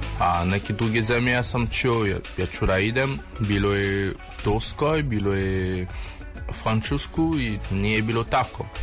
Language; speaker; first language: Serbian; non-native, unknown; French